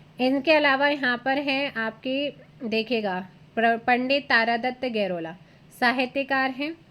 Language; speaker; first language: Hindi; native; Hindi